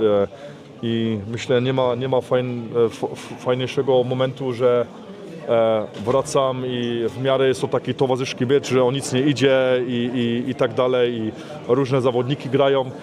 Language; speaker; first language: Polish; early bilingual, heritage; Polish